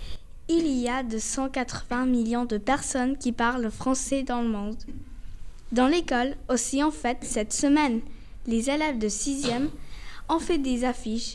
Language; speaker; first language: French; non-native, learner; Spanish